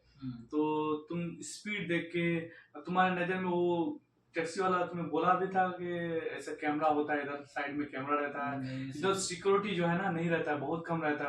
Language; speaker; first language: Hindi; native; Hindi